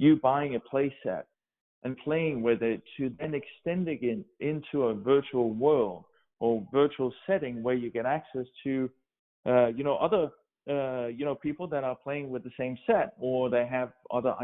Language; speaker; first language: English; non-native, fluent; Danish